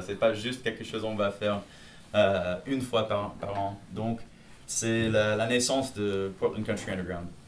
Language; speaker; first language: French; non-native, fluent; English